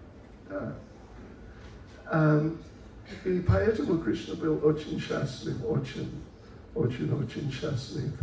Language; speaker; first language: Russian; non-native, learner; English